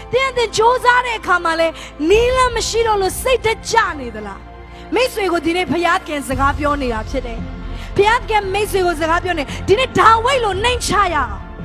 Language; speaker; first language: Burmese; non-native, local second language; Tedim Chin